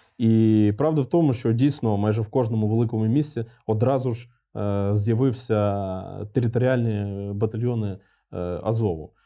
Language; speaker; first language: Ukrainian; non-native, local second language; Russian